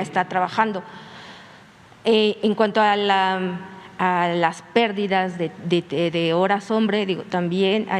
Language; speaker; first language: Spanish; native; Spanish